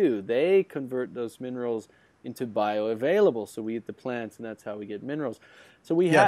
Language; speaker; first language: English; native; English